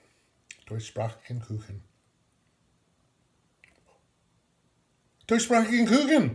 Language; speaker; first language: German; non-native, learner; English